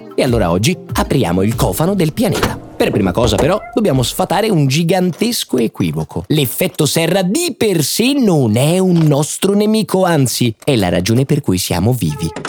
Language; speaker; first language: Italian; native; Italian